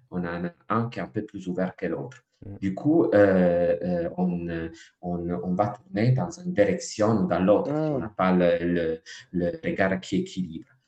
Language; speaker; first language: French; non-native, fluent; Italian